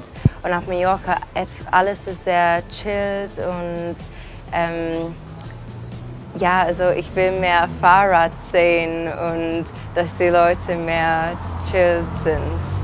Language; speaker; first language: German; non-native, fluent; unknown